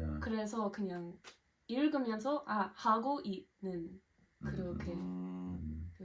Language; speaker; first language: Korean; non-native, fluent; English